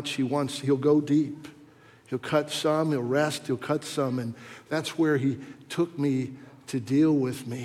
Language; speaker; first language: English; native; English